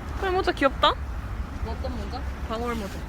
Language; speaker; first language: Korean; native; Korean